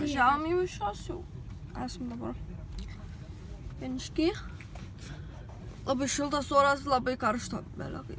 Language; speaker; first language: Lithuanian; native; Lithuanian